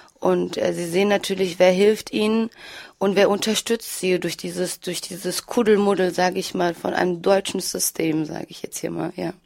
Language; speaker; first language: German; early bilingual, other home language; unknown